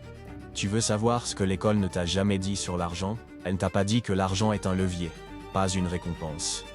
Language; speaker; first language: French; native; French